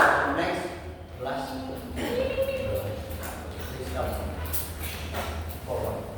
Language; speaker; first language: English; non-native, learner; Indonesian